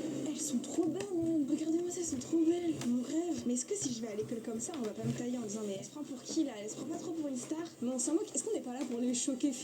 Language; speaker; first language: French; native; French